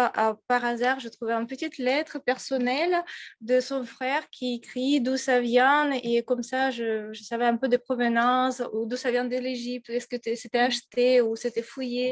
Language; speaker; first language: French; non-native, fluent; Russian